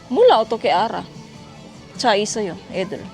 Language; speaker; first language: Korean; non-native, learner; Filipino